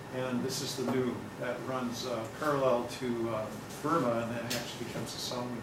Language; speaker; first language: English; native; English